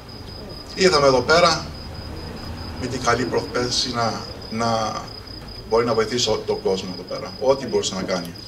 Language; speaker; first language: Greek; early bilingual, heritage; English